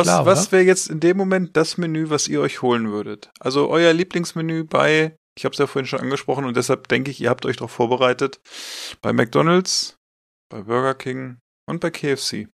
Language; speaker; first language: German; native; German